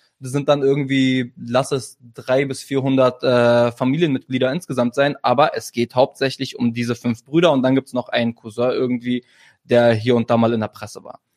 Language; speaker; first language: German; early bilingual, other home language; Arabic